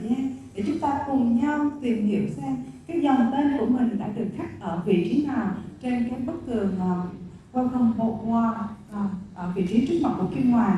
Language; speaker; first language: Vietnamese; native; Vietnamese